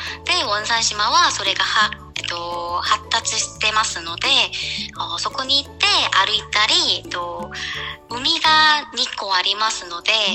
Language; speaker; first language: Japanese; non-native, fluent; Korean